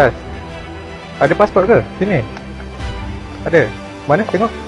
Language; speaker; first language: Malay; native; Malay